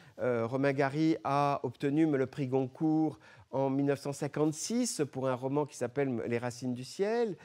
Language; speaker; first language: French; early bilingual, other home language; Arabic